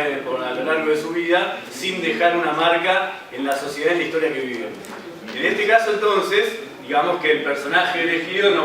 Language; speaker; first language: Spanish; native; Spanish